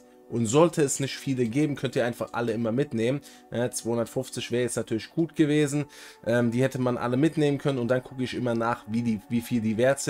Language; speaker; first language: German; native; German